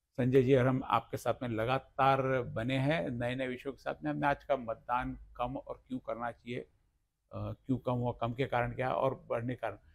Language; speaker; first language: Hindi; non-native, local second language; Marathi